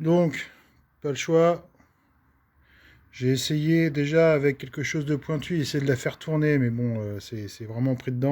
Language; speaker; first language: French; native; French